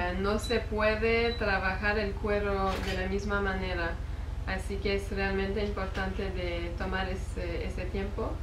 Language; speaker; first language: Spanish; non-native, fluent; French